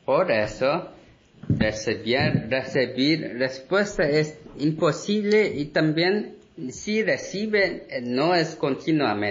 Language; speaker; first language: Spanish; non-native, learner; Korean